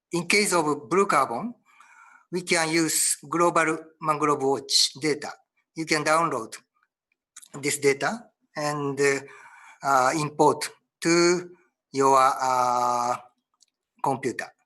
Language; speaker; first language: English; non-native, learner; Japanese